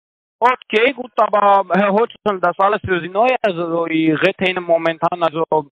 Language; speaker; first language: German; non-native, learner; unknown